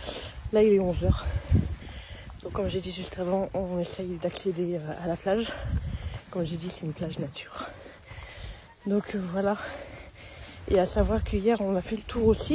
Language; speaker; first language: French; native; French